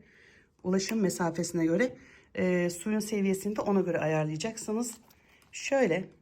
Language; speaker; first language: Turkish; native; Turkish